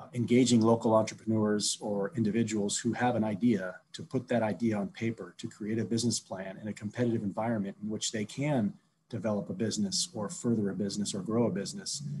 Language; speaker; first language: English; native; English